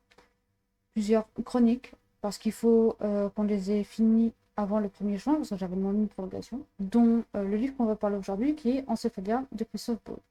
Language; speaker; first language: French; native; French